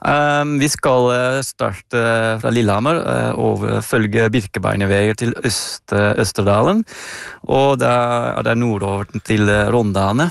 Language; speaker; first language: Norwegian; non-native, fluent; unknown